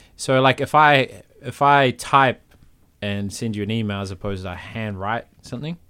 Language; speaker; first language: English; native; English